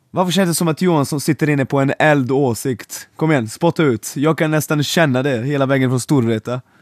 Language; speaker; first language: Swedish; non-native, fluent; Serbian